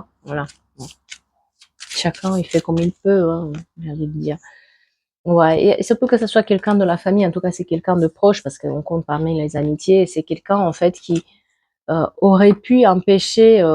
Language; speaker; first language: French; native; French